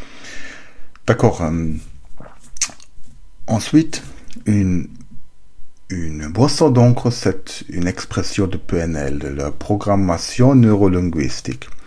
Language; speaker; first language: French; non-native, learner; German